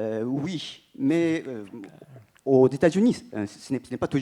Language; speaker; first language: French; non-native, fluent; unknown